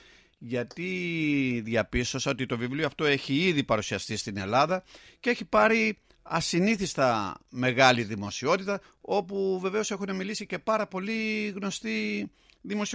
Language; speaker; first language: Greek; native; Greek